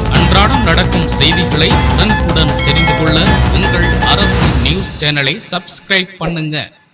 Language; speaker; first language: Tamil; native; Tamil